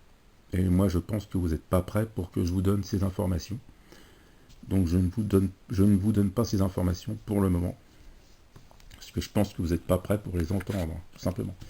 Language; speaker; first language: French; native; French